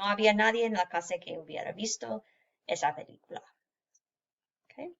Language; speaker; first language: Spanish; non-native, fluent; English